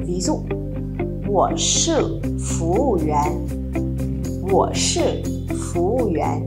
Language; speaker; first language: Chinese; non-native, fluent; Vietnamese